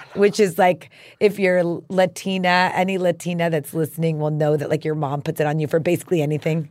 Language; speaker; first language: English; native; English